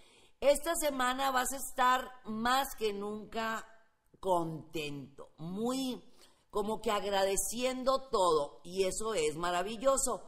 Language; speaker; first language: Spanish; native; Spanish